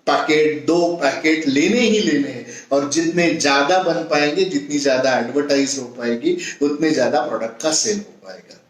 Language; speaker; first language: Hindi; non-native, local second language; Marathi